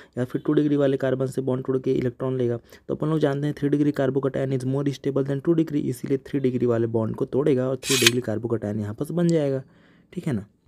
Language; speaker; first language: Hindi; native; Hindi